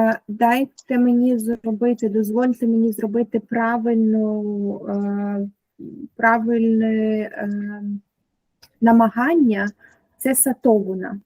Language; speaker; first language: Ukrainian; native; Ukrainian